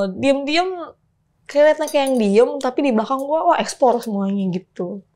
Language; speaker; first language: Indonesian; native; Indonesian